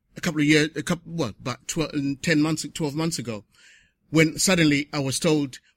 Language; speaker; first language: English; non-native, local second language; Shona